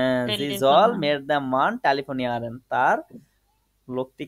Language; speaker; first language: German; non-native, fluent; Bangla